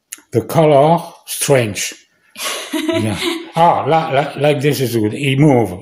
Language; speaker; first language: English; non-native, learner; French